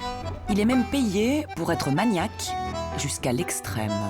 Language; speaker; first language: French; native; French